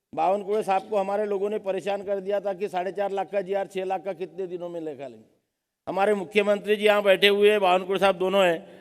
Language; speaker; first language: Hindi; non-native, local second language; Marathi